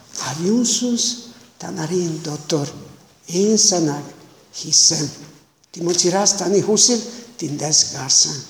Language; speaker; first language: Mongolian; non-native, learner; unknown